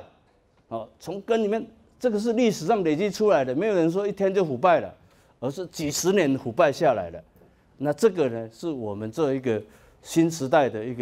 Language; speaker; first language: Chinese; native; Chinese